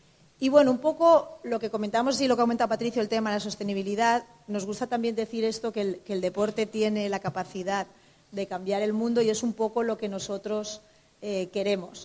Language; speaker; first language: Spanish; native; Spanish